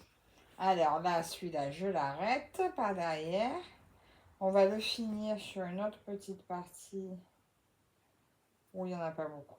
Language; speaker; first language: French; native; French